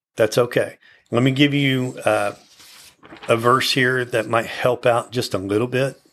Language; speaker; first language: English; native; English